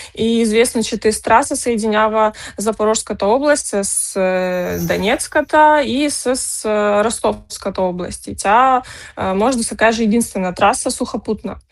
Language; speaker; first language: Bulgarian; early bilingual, heritage; Bulgarian